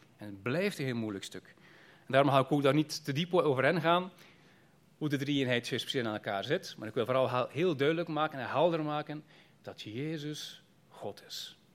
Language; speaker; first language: Dutch; native; Dutch